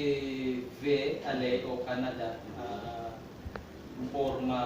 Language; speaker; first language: French; non-native, learner; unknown